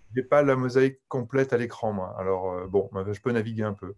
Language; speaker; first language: French; native; French